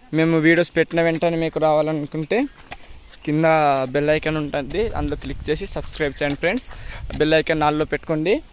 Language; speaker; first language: Telugu; non-native, local second language; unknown